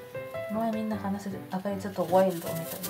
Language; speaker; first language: Japanese; non-native, learner; Spanish